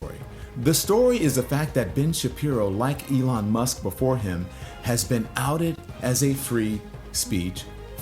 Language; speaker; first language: English; native; English